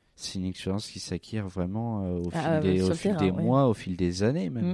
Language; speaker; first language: French; native; French